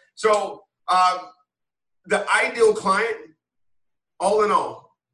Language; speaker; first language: English; native; English